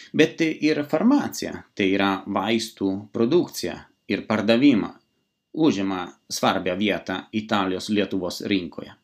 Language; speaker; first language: Lithuanian; non-native, fluent; Italian